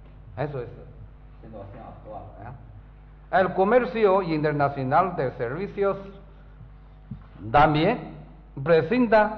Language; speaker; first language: Spanish; non-native, learner; Chinese